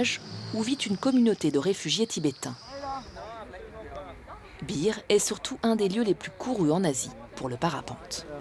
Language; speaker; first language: French; native; French